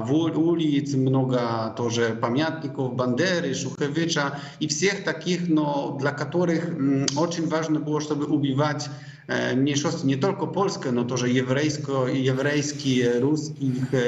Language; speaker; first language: Russian; non-native, fluent; Polish